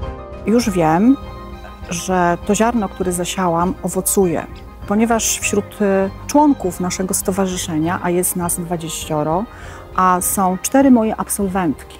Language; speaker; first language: Polish; native; Polish